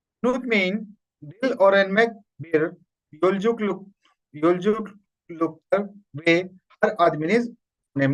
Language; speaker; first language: Turkish; non-native, learner; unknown